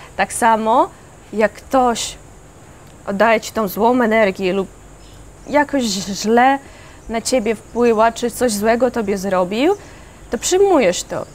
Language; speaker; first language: Polish; non-native, fluent; Ukrainian